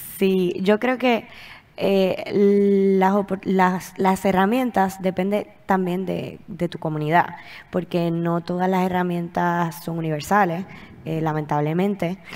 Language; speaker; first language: Spanish; native; Spanish